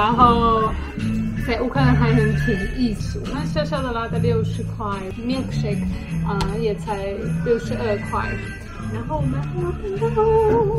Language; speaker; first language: Chinese; non-native, fluent; Polish